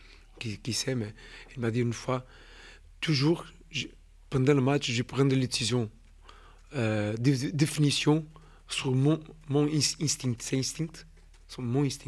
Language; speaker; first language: French; non-native, fluent; Portuguese